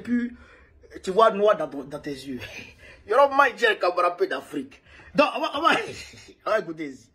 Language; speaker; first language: French; non-native, local second language; Bambara